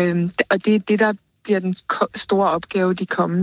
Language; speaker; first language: Danish; native; Danish